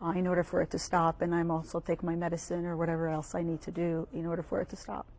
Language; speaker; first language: English; early bilingual, other home language; Bosnian